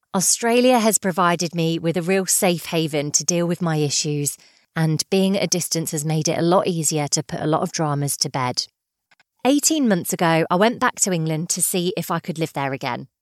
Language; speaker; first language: English; native; English